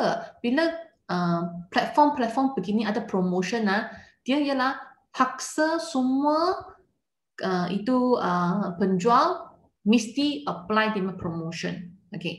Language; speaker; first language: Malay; non-native, local second language; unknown